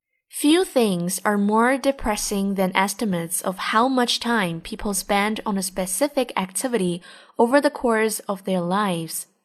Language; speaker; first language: English; non-native, fluent; Chinese